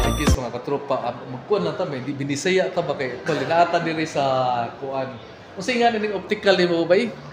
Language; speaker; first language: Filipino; non-native, local second language; Cebuano